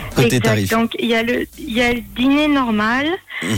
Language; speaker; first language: French; early bilingual, heritage; German